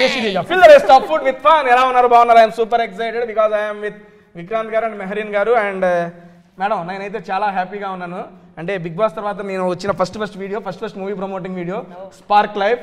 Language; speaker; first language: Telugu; native; Telugu